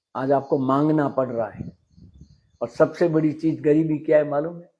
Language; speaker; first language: Hindi; non-native, local second language; Gujarati